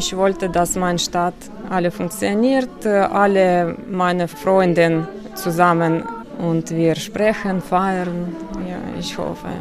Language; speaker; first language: German; non-native, learner; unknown